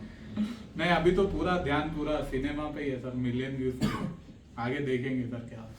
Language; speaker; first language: Hindi; native; Hindi